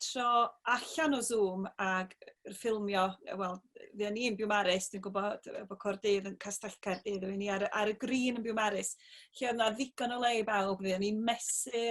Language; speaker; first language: Welsh; native; Welsh